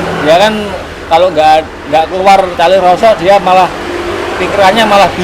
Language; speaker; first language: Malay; non-native, local second language; Javanese